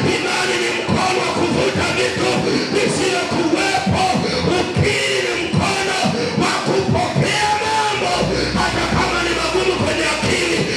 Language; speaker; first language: Swahili; native; Swahili